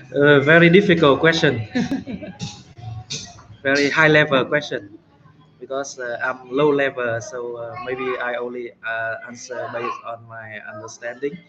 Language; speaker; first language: English; non-native, fluent; Vietnamese